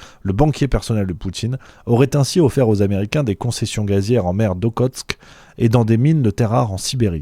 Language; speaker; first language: French; native; French